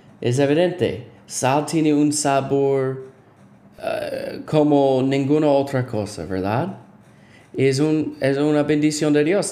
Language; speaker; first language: Spanish; non-native, fluent; English